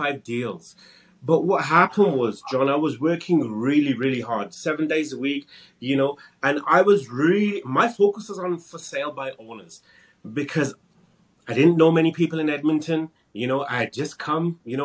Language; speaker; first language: English; native; English